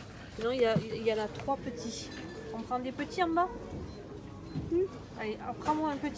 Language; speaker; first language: French; native; French